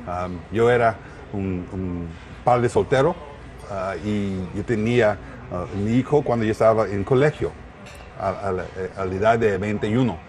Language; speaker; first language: Spanish; non-native, learner; English